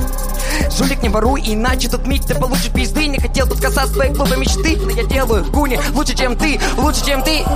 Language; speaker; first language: Russian; native; Russian